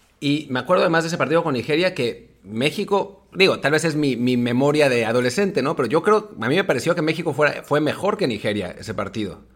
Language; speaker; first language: Spanish; native; Spanish